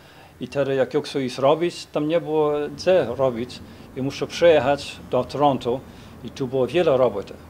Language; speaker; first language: Polish; early bilingual, heritage; Polish